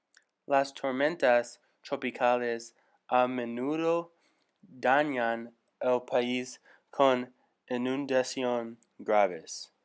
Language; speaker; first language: Spanish; non-native, learner; English